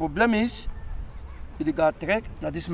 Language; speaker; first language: Dutch; non-native, learner; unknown